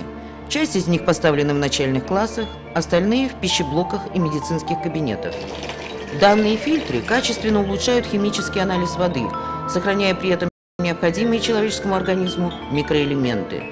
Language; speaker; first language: Russian; native; Russian